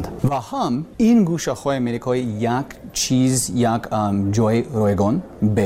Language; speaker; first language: Persian; non-native, learner; English